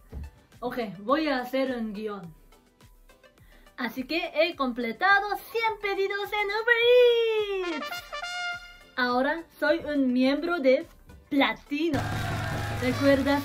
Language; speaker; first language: Spanish; non-native, learner; Japanese